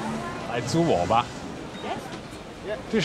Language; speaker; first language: Chinese; non-native, fluent; Dutch